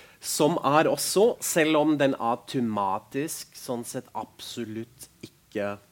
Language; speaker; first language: Norwegian; non-native, fluent; German